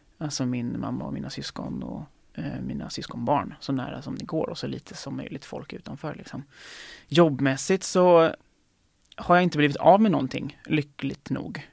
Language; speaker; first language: Swedish; native; Swedish